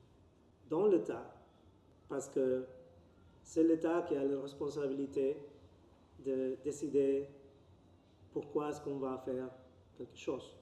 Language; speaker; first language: French; non-native, learner; Spanish